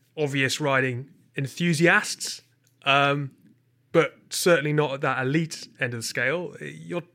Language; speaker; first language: English; native; English